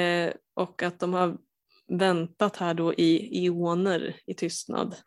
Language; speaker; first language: Swedish; native; Swedish